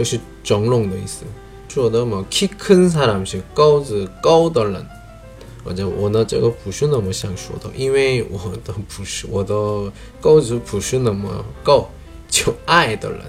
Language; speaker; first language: Chinese; non-native, fluent; Korean